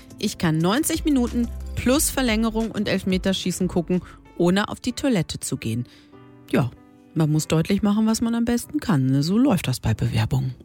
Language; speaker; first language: German; native; German